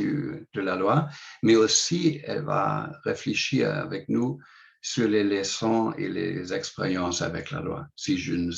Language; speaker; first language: French; non-native, fluent; English